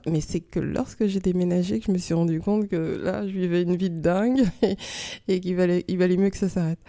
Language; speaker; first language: French; native; French